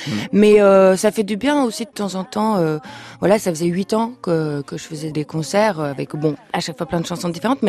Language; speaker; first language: French; non-native, fluent; Lithuanian